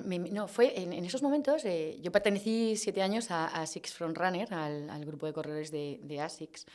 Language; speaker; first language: Spanish; native; Spanish